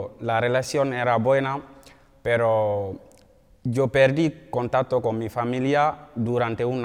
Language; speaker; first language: Spanish; non-native, learner; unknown